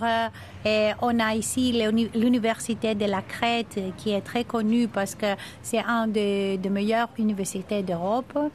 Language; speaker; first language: French; non-native, fluent; Greek